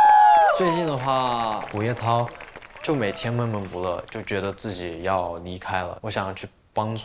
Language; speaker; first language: Chinese; non-native, learner; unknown